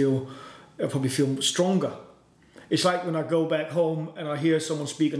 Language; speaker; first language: English; non-native, fluent; Danish